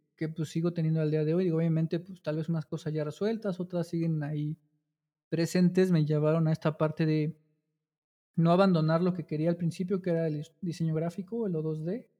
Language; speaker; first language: Spanish; native; Spanish